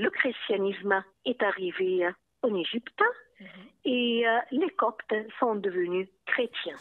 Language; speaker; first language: French; non-native, fluent; Arabic